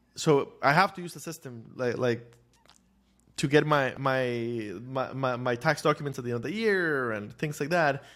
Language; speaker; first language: English; non-native, fluent; Spanish